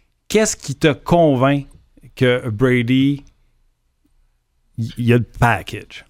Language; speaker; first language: French; native; French